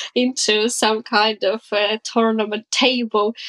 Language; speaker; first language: English; non-native, fluent; Ukrainian